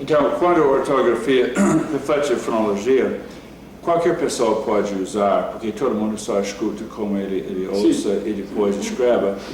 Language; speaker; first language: Portuguese; non-native, fluent; English